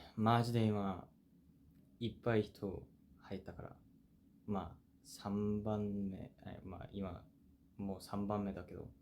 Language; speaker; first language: Japanese; non-native, fluent; Korean